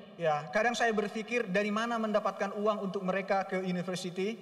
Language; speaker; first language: Indonesian; non-native, local second language; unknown